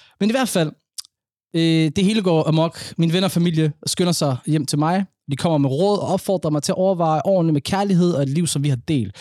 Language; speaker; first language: Danish; early bilingual, other home language; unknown